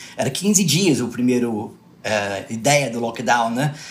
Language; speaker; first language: Portuguese; early bilingual, other home language; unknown